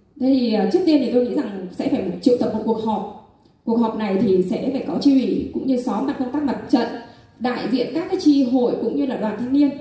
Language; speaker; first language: Vietnamese; non-native, local second language; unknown